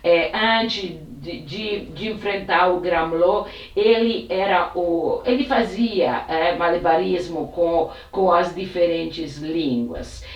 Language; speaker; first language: Portuguese; non-native, fluent; Italian